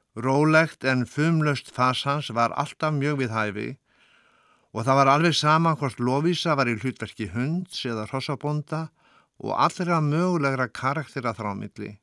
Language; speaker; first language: Icelandic; native; Icelandic